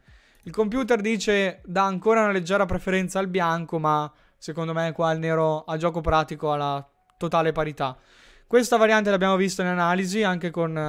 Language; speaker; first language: Italian; native; Italian